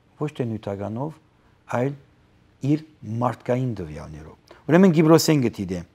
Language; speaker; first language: Armenian; early bilingual, heritage; Armenian